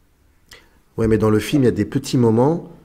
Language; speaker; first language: French; native; French